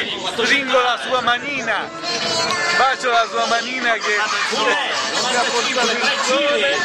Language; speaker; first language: Italian; native; Italian